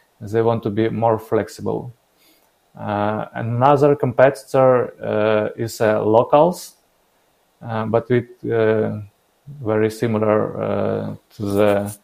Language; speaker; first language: English; non-native, learner; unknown